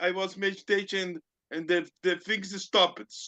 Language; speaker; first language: English; non-native, learner; Portuguese